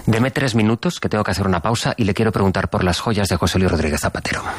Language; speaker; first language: Spanish; native; Spanish